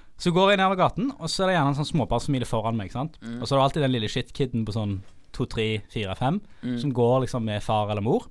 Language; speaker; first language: Norwegian; native; Norwegian